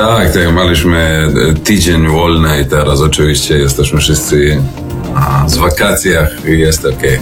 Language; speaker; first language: Polish; non-native, fluent; Serbian